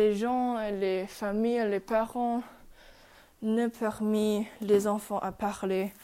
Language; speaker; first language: French; non-native, learner; Chinese